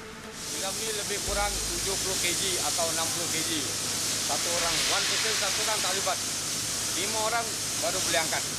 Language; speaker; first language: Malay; non-native, learner; Bangla